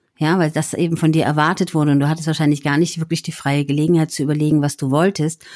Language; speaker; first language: German; native; German